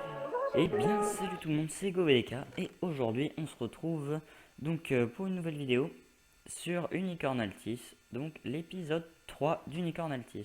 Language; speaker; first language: French; native; French